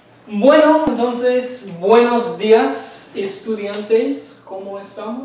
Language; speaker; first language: Spanish; non-native, fluent; English